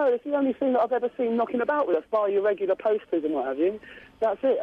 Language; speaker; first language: English; native; English